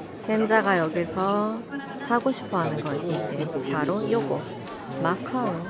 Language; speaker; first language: Korean; native; Korean